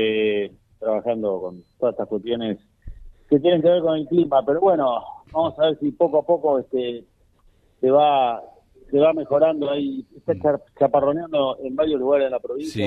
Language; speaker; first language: Spanish; native; Spanish